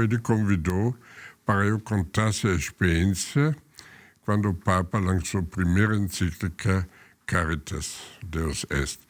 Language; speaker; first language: Portuguese; non-native, fluent; German